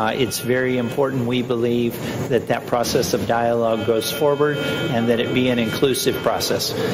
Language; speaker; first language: English; native; English